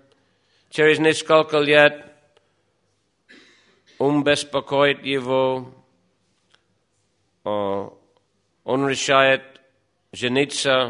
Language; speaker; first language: Russian; non-native, fluent; English